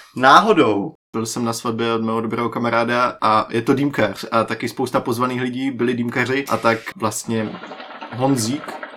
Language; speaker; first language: Czech; native; Czech